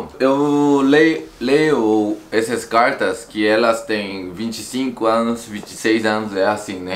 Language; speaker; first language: Portuguese; non-native, fluent; Korean